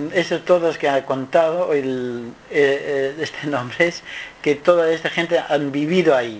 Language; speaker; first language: Spanish; non-native, learner; Kurdish